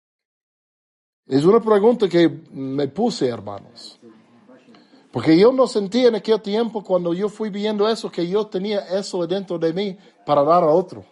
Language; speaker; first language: Spanish; non-native, fluent; English